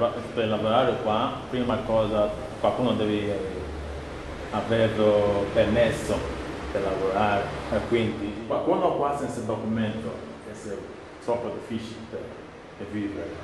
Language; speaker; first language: Italian; non-native, learner; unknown